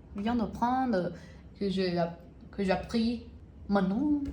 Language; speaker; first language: French; non-native, learner; Spanish